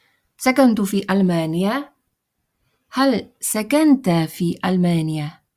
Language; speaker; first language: Arabic; non-native, fluent; Russian